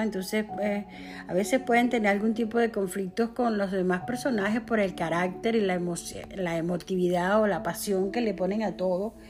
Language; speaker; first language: Spanish; native; Spanish